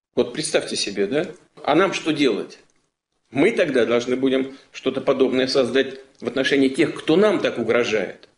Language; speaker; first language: Russian; native; Russian